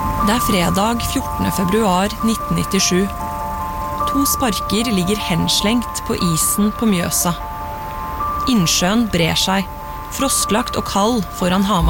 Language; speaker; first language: Norwegian; native; Norwegian